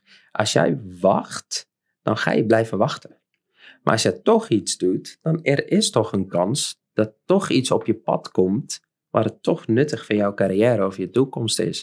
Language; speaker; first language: Dutch; non-native, fluent; Arabic